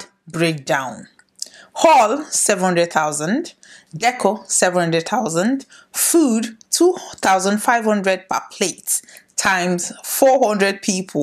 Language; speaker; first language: English; non-native, local second language; Igbo